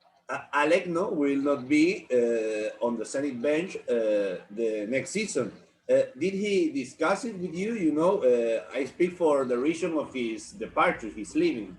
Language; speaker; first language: English; non-native, learner; Spanish